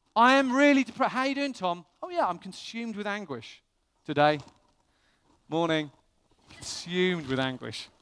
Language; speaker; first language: English; native; English